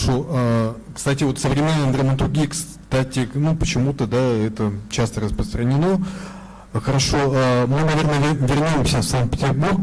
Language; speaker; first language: Russian; native; Russian